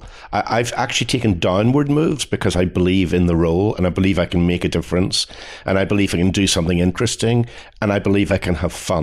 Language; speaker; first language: English; native; English